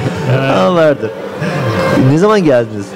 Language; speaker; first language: Turkish; early bilingual, heritage; Turkish